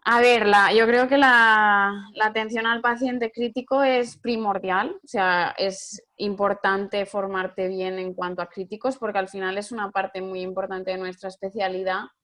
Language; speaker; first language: Spanish; native; Spanish